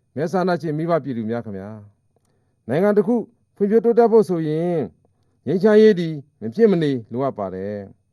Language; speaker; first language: Burmese; non-native, local second language; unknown